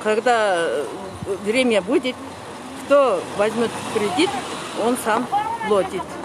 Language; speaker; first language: Russian; non-native, local second language; Kyrgyz